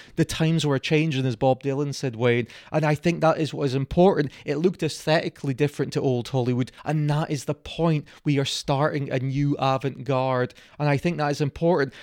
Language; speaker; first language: English; native; English